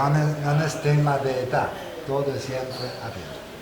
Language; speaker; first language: Spanish; non-native, fluent; Italian